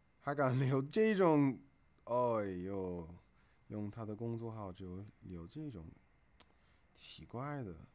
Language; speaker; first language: Chinese; non-native, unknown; English